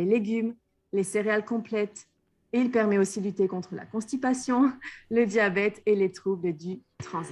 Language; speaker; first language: French; native; French